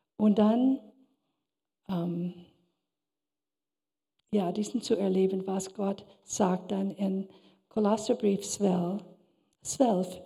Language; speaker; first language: German; non-native, fluent; English